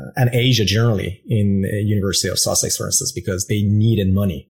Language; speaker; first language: English; non-native, fluent; Persian